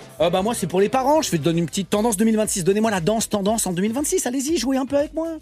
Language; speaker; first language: French; native; French